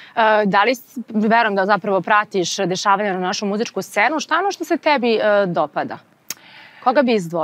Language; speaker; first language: Serbian; native; Serbian